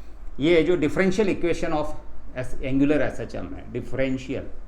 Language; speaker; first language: Hindi; native; Hindi